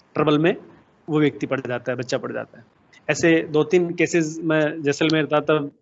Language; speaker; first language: Hindi; native; Hindi